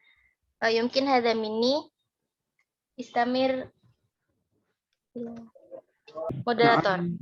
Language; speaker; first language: Arabic; non-native, learner; Indonesian